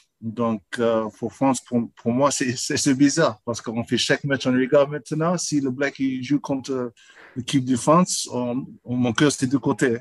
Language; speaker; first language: French; non-native, learner; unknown